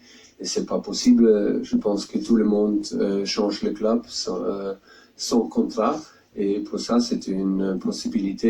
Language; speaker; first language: French; non-native, fluent; German